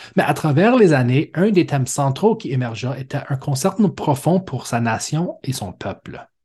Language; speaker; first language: French; native; French